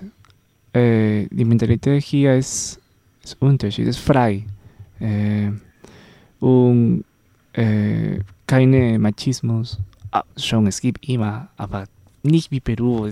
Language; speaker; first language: German; non-native, learner; Spanish